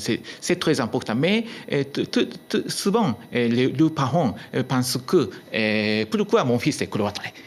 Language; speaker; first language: French; non-native, learner; Japanese